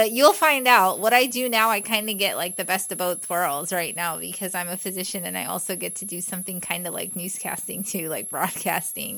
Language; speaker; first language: English; native; English